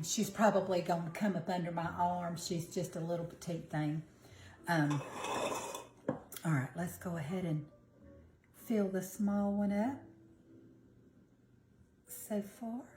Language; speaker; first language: English; native; English